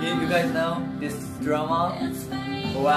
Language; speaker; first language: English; non-native, learner; Korean